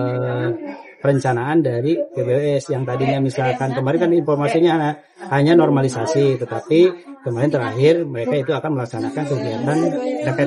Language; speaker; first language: Indonesian; non-native, local second language; Sundanese